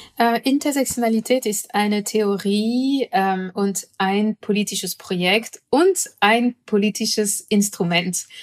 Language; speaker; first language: German; non-native, fluent; French